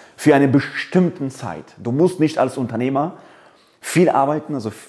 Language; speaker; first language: German; early bilingual, other home language; Persian